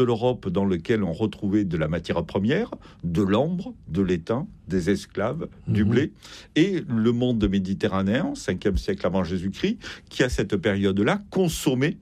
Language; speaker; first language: French; native; French